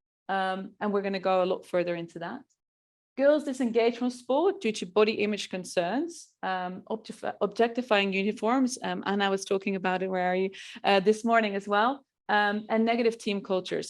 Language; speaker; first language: English; non-native, fluent; Dutch